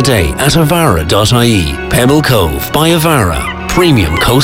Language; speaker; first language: English; non-native, fluent; Ukrainian